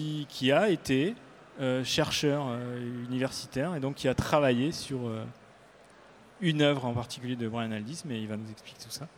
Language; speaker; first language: French; native; French